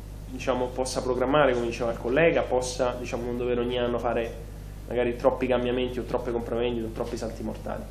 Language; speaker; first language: Italian; native; Italian